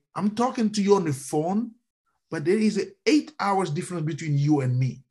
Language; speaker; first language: English; non-native, fluent; French